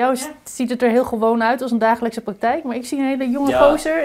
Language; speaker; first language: Dutch; native; Dutch